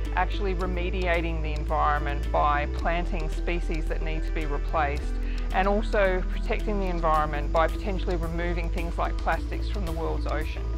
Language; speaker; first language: English; native; English